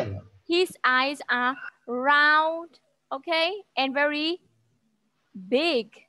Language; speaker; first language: English; non-native, fluent; Vietnamese